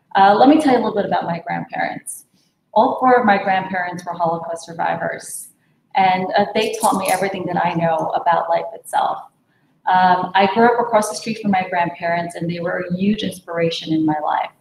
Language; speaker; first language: English; native; English